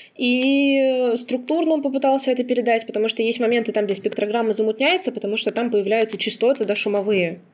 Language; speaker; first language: Russian; non-native, local second language; Azerbaijani